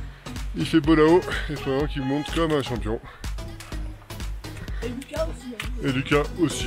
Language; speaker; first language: French; native; French